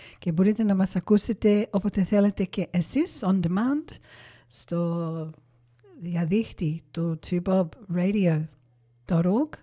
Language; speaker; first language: Greek; early bilingual, heritage; Greek